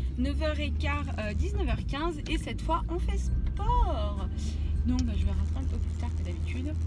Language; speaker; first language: French; native; French